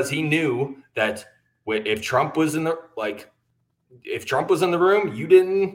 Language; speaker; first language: English; native; English